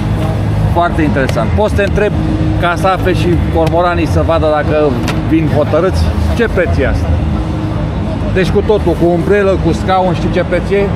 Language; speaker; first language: Romanian; native; Romanian